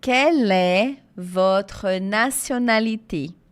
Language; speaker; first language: French; non-native, fluent; Portuguese